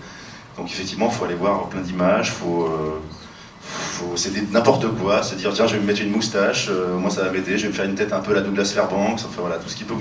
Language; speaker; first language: French; native; French